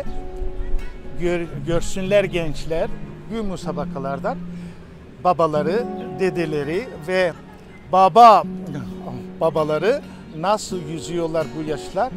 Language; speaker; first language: Turkish; non-native, local second language; Greek